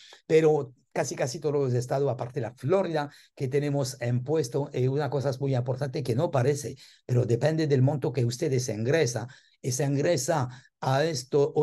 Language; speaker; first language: Spanish; non-native, learner; French